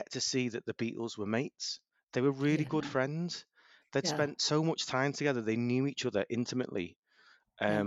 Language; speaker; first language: English; native; English